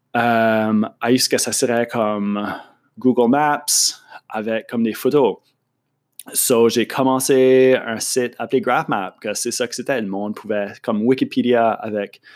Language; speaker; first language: French; native; French